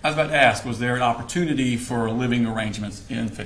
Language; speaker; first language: English; native; English